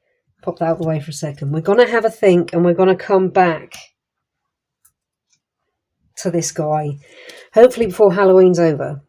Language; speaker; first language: English; native; English